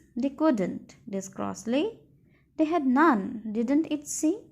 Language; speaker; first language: English; non-native, local second language; Assamese